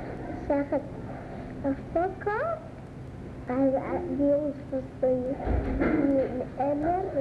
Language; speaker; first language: Dutch; early bilingual, other home language; Arabic